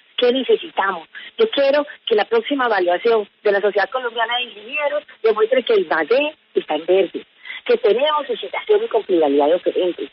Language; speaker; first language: Spanish; native; Spanish